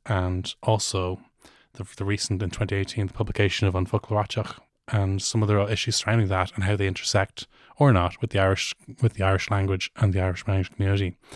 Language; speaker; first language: English; native; English